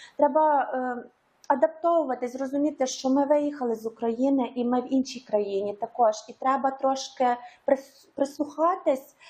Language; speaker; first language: Ukrainian; native; Ukrainian